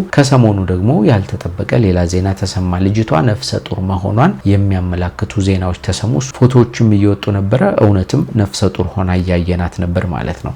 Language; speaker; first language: Amharic; native; Amharic